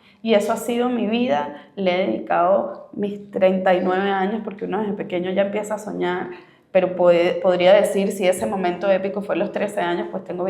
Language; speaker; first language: Spanish; native; Spanish